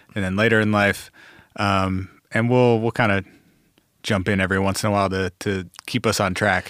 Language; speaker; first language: English; native; English